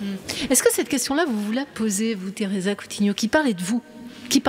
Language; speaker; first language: French; native; French